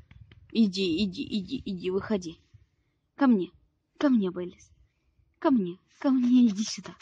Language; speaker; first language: Russian; native; Russian